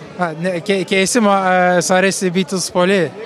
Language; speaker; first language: Greek; non-native, learner; Turkish